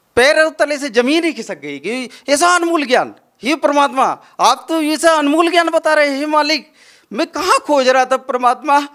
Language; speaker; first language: Hindi; native; Hindi